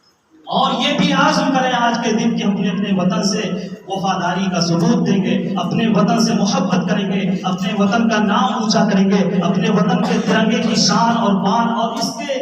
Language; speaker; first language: Urdu; native; Urdu